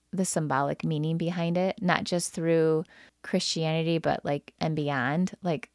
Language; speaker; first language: English; native; English